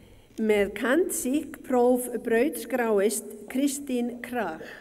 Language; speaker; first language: Icelandic; native; Icelandic